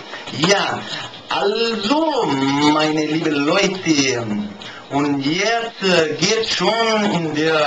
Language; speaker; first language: German; non-native, learner; Portuguese